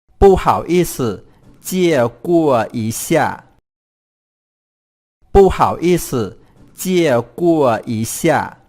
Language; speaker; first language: Chinese; non-native, fluent; Thai